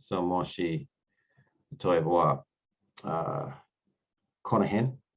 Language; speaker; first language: Japanese; non-native, learner; English